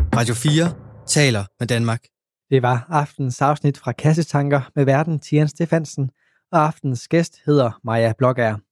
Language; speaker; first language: Danish; native; Danish